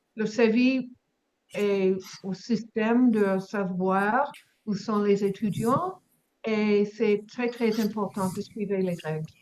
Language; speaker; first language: French; non-native, learner; English